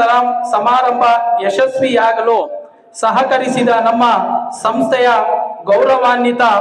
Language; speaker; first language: Kannada; native; Kannada